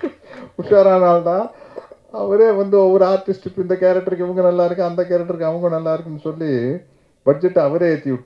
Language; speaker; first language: Tamil; native; Tamil